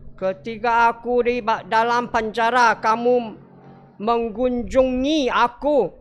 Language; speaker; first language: Malay; non-native, local second language; Chinese